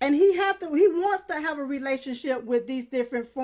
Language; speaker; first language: English; native; English